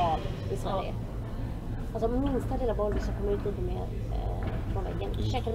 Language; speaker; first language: Swedish; native; Swedish